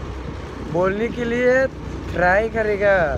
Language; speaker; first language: Hindi; non-native, local second language; Garo